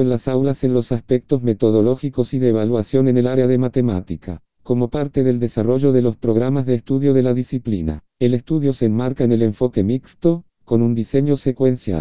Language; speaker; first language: Spanish; native; Spanish